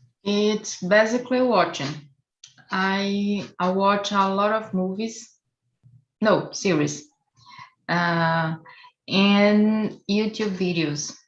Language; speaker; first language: English; non-native, learner; Portuguese